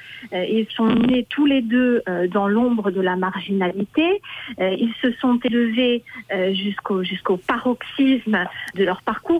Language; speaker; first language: French; native; French